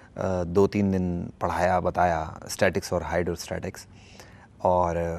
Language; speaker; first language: Hindi; native; Hindi